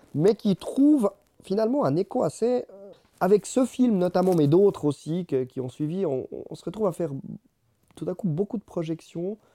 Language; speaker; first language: French; non-native, fluent; Spanish